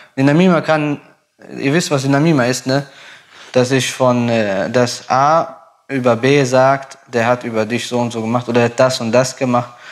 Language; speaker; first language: German; non-native, fluent; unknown